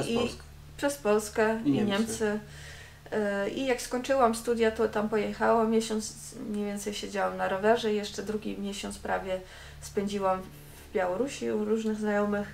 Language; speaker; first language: Polish; non-native, fluent; Dutch